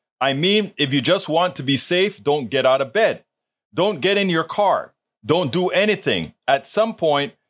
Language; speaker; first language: English; non-native, fluent; Spanish